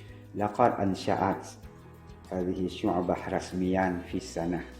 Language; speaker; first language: Arabic; non-native, fluent; Indonesian